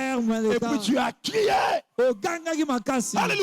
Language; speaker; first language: French; non-native, local second language; Lingala